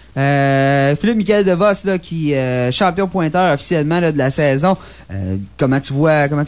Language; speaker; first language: French; native; French